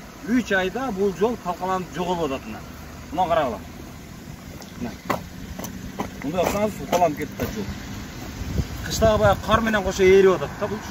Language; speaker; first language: Kyrgyz; native; Kyrgyz